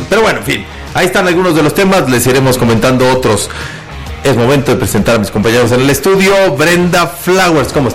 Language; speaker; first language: Spanish; native; Spanish